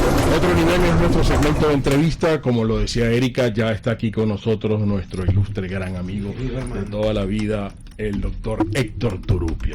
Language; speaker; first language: Spanish; native; Spanish